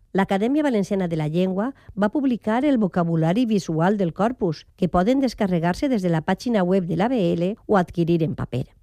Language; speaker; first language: Catalan; native; Catalan